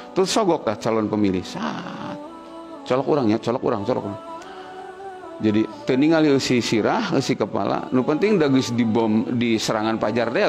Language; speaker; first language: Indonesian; non-native, local second language; Sundanese